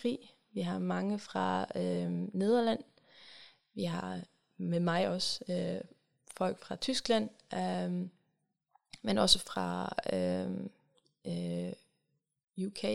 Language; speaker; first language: Danish; non-native, fluent; German